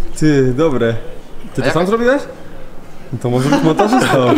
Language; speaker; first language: Polish; native; Polish